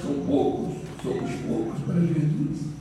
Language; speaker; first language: Portuguese; native; Portuguese